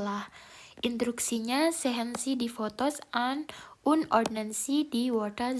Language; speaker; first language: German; non-native, learner; Indonesian